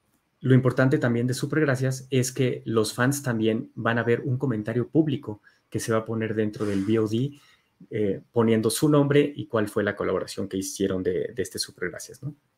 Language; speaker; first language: Spanish; native; Spanish